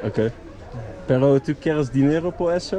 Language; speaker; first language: Spanish; non-native, learner; Dutch